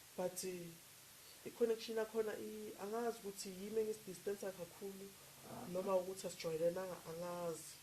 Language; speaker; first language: Zulu; native; Zulu